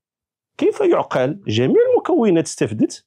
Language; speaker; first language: Arabic; native; Arabic